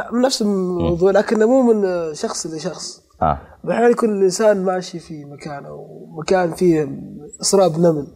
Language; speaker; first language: Arabic; native; Arabic